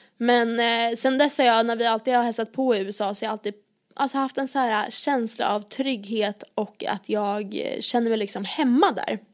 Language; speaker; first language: Swedish; native; Swedish